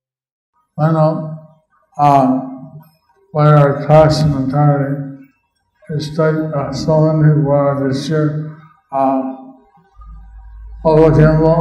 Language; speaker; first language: Spanish; non-native, learner; English